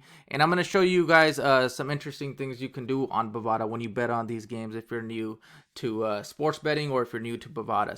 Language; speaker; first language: English; native; English